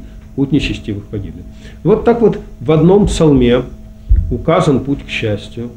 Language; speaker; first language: Russian; native; Russian